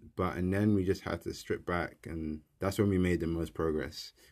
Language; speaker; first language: English; native; English